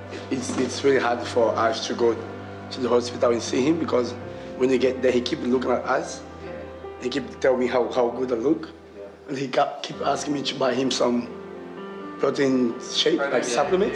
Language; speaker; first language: English; non-native, fluent; Portuguese